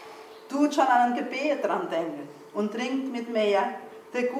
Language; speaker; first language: German; early bilingual, heritage; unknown